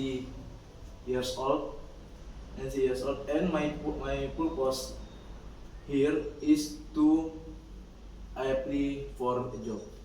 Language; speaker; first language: English; non-native, learner; Indonesian